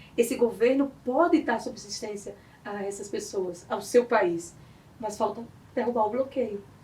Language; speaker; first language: Portuguese; native; Portuguese